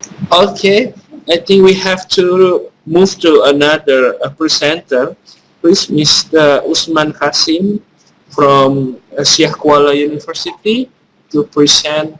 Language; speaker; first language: English; non-native, fluent; Indonesian